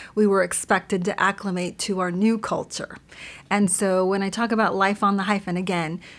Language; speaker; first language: English; early bilingual, other home language; Spanish